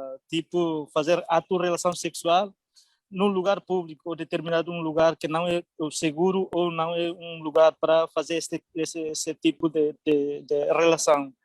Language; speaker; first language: Portuguese; non-native, local second language; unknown